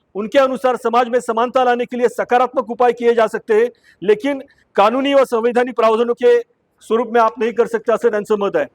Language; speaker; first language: Hindi; non-native, local second language; Marathi